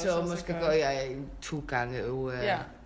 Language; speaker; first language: Danish; non-native, learner; Icelandic